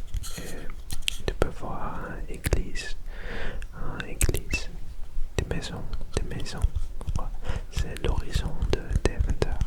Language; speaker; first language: French; non-native, learner; Dutch